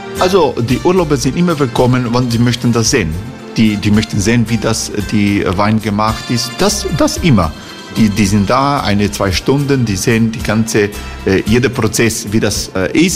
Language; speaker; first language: German; non-native, learner; Croatian